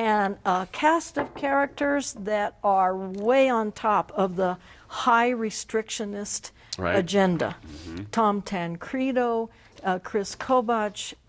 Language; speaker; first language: English; native; English